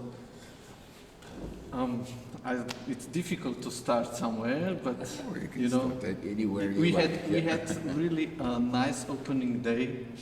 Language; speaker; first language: English; non-native, fluent; Slovenian